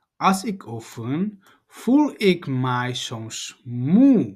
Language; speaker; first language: Dutch; non-native, learner; Tigrinya